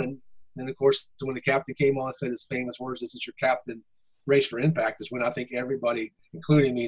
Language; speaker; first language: English; native; English